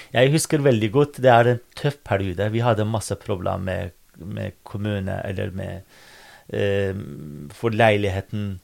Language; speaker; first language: Norwegian; non-native, fluent; Kurdish